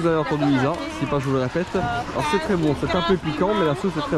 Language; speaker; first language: French; native; French